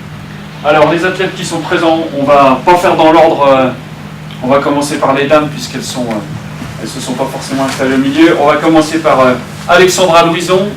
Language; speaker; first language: French; native; French